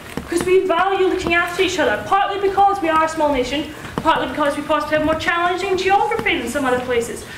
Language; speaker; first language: English; native; English